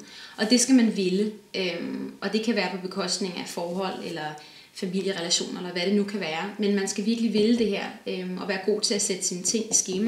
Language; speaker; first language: Danish; native; Danish